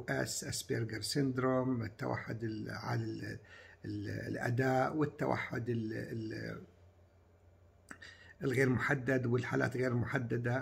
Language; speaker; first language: Arabic; native; Arabic